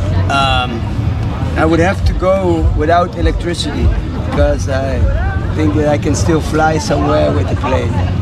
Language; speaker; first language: English; non-native, fluent; German